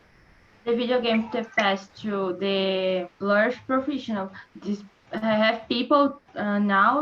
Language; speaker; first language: English; non-native, learner; Portuguese